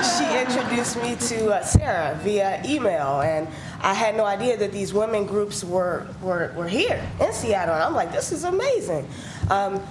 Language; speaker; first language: English; native; English